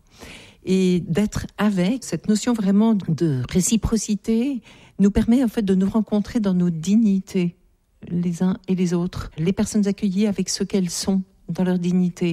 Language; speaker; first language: French; native; French